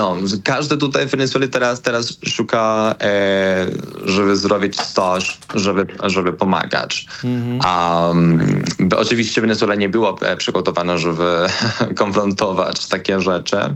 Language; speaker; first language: Polish; non-native, learner; Spanish